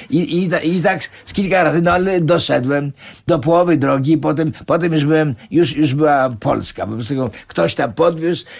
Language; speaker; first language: Polish; native; Polish